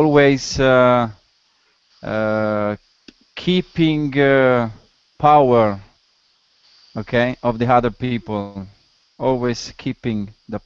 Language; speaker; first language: English; non-native, learner; Italian